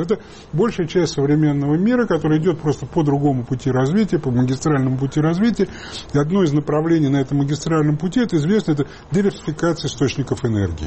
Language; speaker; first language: Russian; native; Russian